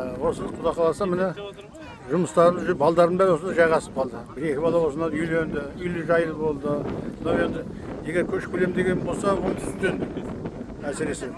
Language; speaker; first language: Kazakh; early bilingual, heritage; Kazakh